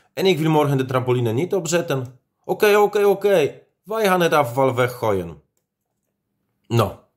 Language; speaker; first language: Dutch; non-native, fluent; Polish